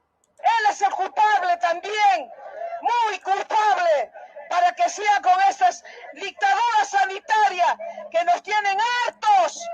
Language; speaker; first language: Spanish; native; Spanish